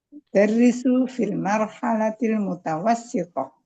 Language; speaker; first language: Arabic; non-native, learner; Indonesian